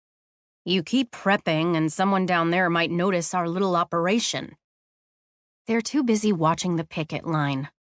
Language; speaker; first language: English; native; English